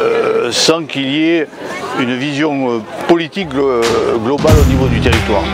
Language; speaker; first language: French; native; French